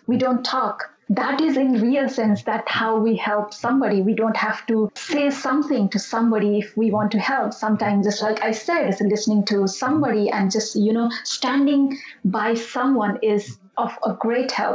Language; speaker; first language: English; non-native, local second language; Nepali